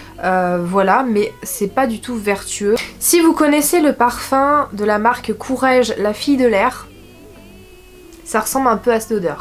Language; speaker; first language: French; native; French